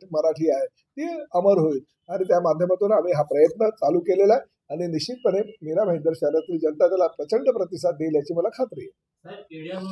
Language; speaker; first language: Marathi; native; Marathi